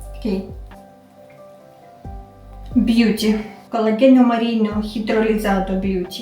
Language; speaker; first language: Ukrainian; native; Ukrainian